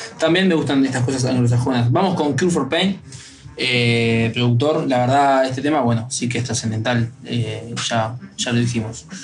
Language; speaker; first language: Spanish; native; Spanish